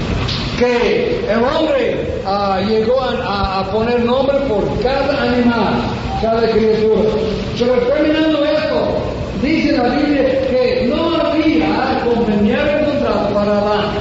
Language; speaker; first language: Spanish; non-native, fluent; English